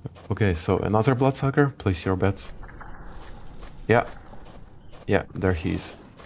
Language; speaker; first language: English; non-native, fluent; Russian